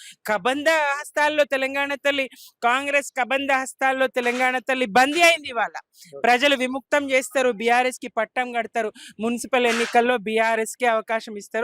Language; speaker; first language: Telugu; native; Telugu